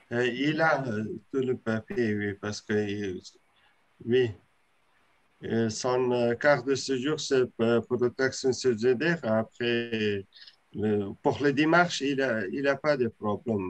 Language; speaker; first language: French; non-native, learner; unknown